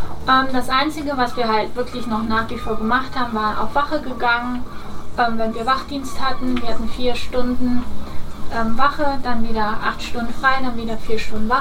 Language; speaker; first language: German; native; German